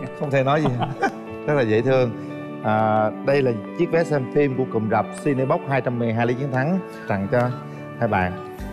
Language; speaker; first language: Vietnamese; native; Vietnamese